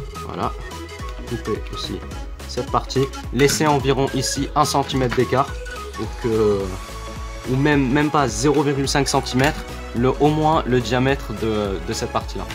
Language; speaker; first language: French; native; French